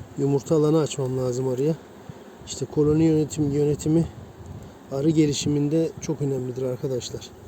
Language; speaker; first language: Turkish; native; Turkish